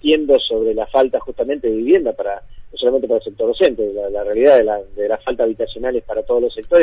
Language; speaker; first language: Spanish; native; Spanish